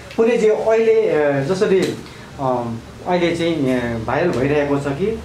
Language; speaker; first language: Nepali; native; Nepali